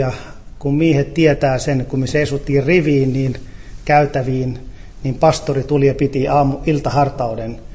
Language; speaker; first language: Finnish; non-native, fluent; Arabic